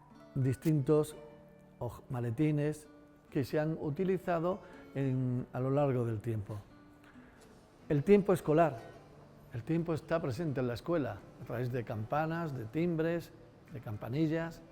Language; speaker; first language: Spanish; native; Spanish